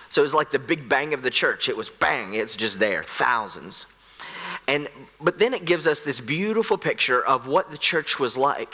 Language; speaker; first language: English; native; English